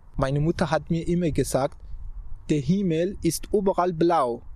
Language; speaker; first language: German; non-native, fluent; Persian